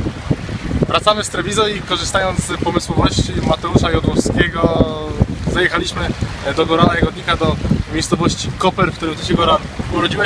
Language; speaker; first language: Polish; native; Polish